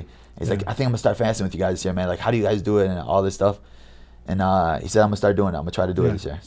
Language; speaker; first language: English; native; English